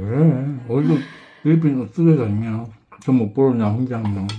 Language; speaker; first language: Korean; non-native, learner; Filipino